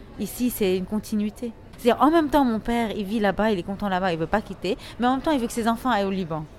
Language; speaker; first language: French; non-native, local second language; Arabic